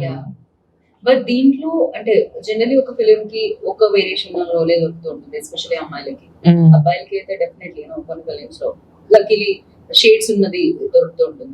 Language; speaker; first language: Telugu; native; Telugu